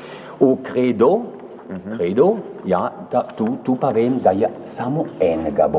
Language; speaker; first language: Slovenian; early bilingual, heritage; French